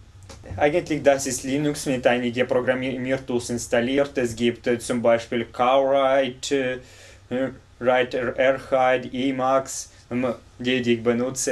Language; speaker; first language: German; non-native, fluent; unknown